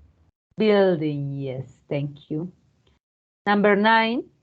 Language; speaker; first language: English; non-native, fluent; Spanish